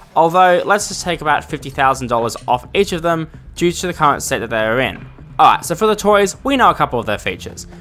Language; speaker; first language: English; native; English